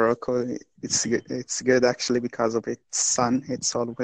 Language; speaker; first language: English; non-native, learner; Arabic